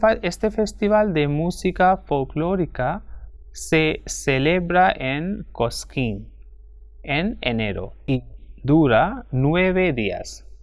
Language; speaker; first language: Spanish; non-native, fluent; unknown